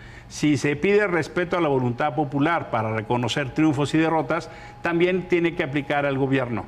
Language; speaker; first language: Spanish; native; Spanish